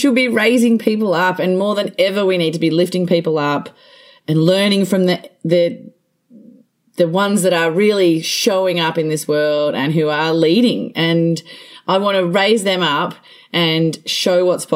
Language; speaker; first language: English; native; English